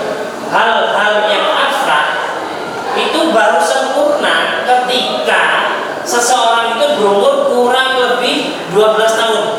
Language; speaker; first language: Indonesian; native; Indonesian